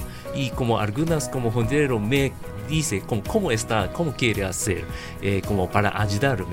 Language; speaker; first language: Spanish; non-native, learner; Japanese